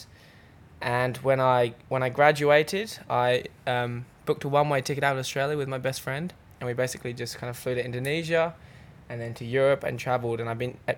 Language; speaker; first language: English; native; English